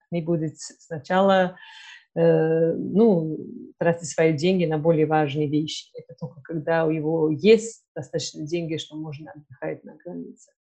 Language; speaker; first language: Russian; non-native, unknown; English